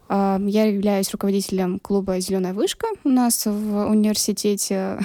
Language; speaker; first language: Russian; non-native, local second language; Lezghian